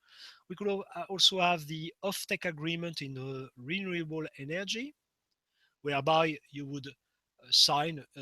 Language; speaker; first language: English; non-native, fluent; French